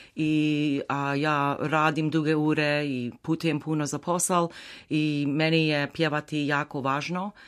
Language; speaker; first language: Croatian; early bilingual, heritage; Croatian